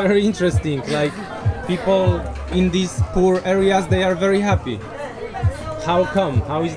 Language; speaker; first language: English; non-native, learner; Polish